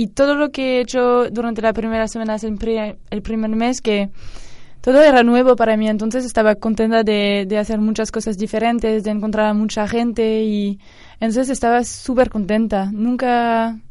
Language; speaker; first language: Spanish; non-native, fluent; French